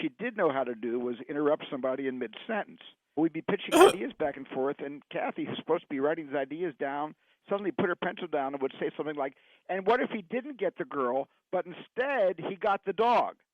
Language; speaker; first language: English; native; English